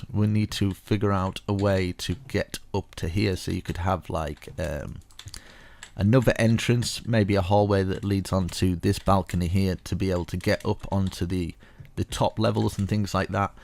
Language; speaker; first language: English; native; English